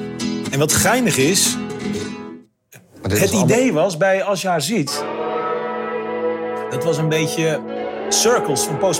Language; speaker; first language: Dutch; native; Dutch